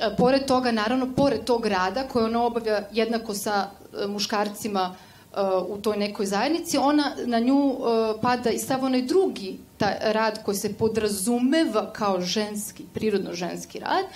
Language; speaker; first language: Serbian; native; Serbian